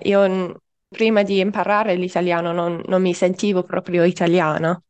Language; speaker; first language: Italian; non-native, fluent; English